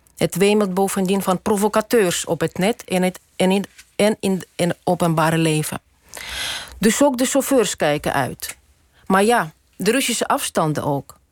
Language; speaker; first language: Dutch; non-native, fluent; Russian